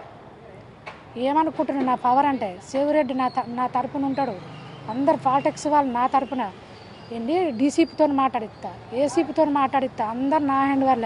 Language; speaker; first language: Telugu; native; Telugu